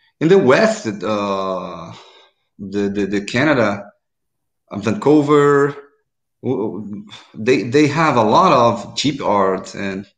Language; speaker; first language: English; non-native, learner; Portuguese